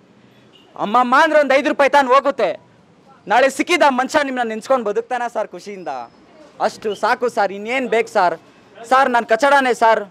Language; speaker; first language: Kannada; native; Kannada